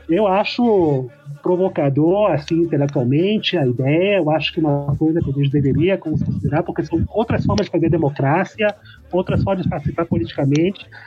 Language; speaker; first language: Portuguese; early bilingual, heritage; Portuguese